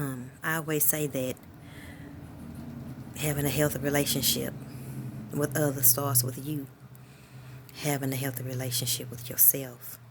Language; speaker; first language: English; native; English